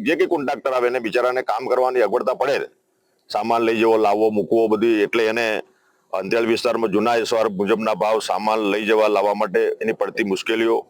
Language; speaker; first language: Gujarati; native; Gujarati